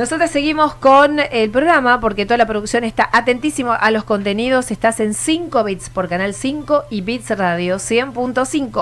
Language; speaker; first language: Spanish; native; Spanish